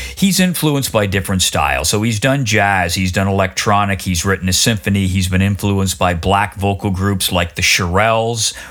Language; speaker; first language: English; native; English